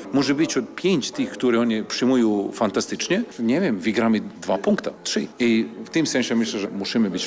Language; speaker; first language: Polish; non-native, fluent; Serbian